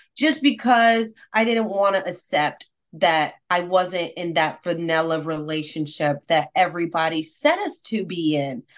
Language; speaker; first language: English; non-native, fluent; Spanish